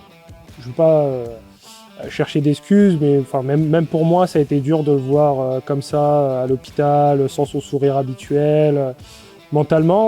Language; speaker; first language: French; native; French